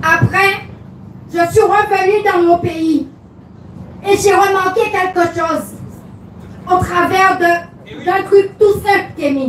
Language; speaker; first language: French; native; French